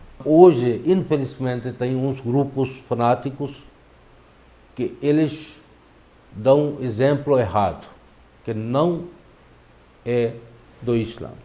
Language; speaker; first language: Portuguese; non-native, fluent; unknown